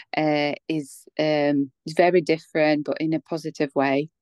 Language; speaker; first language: English; non-native, fluent; Polish